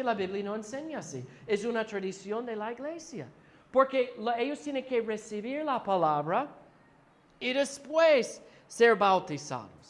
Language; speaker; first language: Spanish; non-native, fluent; English